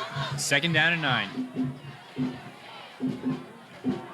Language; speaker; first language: English; native; English